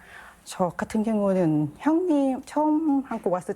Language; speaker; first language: Korean; non-native, learner; Thai